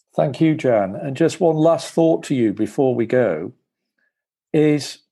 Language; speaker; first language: English; native; English